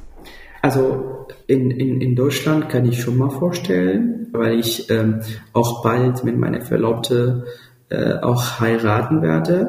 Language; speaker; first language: German; non-native, fluent; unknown